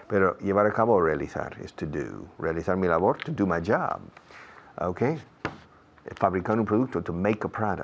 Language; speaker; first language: Spanish; non-native, fluent; English